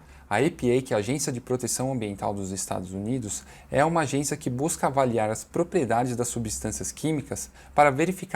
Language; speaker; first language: Portuguese; native; Portuguese